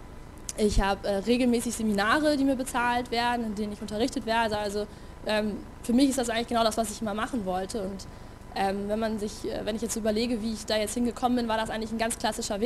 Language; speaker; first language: German; native; German